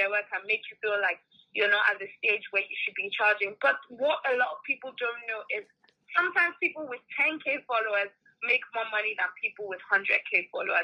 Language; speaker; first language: English; non-native, local second language; Yoruba